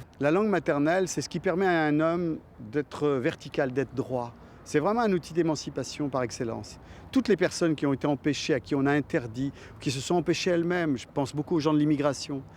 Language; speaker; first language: French; non-native, local second language; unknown